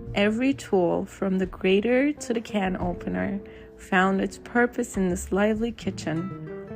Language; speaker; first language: English; non-native, fluent; Turkish